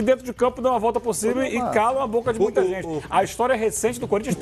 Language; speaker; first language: Portuguese; native; Portuguese